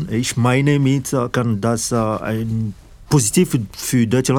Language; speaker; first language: German; non-native, fluent; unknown